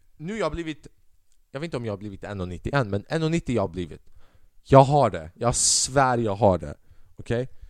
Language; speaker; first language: Swedish; early bilingual, other home language; Albanian